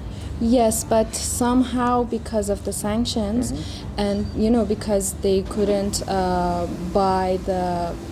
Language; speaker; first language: English; non-native, fluent; Persian